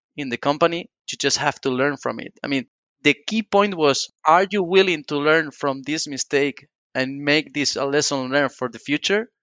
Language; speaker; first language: English; non-native, fluent; Spanish